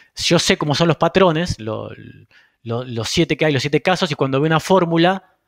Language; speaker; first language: Spanish; native; Spanish